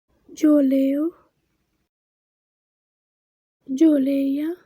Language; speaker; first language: Spanish; non-native, fluent; Haitian Creole